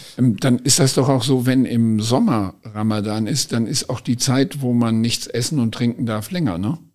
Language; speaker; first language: German; native; German